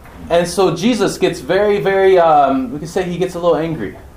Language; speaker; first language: English; native; English